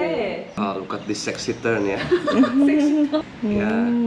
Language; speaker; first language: English; non-native, learner; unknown